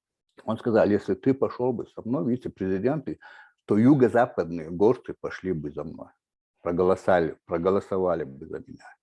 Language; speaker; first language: Russian; non-native, local second language; Chechen